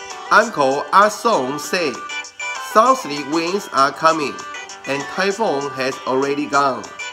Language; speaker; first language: English; non-native, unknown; Hakka Chinese